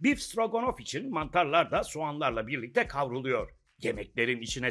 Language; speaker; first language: Turkish; native; Turkish